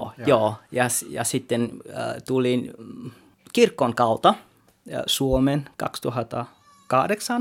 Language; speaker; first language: Finnish; non-native, learner; Tswana